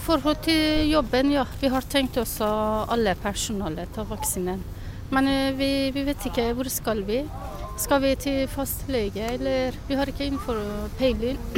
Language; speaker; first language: Norwegian; non-native, learner; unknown